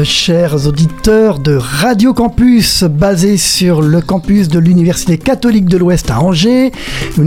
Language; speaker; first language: French; native; French